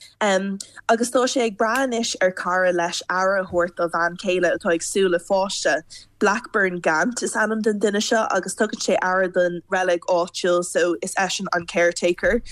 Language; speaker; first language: Irish; non-native, local second language; English